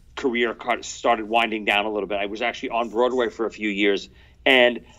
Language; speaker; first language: English; native; English